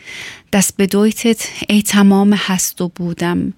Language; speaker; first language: German; non-native, learner; Persian